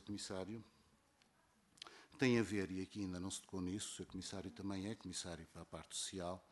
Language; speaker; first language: Portuguese; native; Portuguese